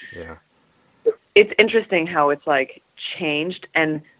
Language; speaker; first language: English; early bilingual, other home language; Polish